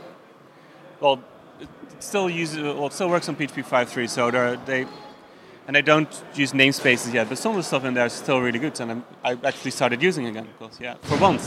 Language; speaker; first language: English; non-native, fluent; Dutch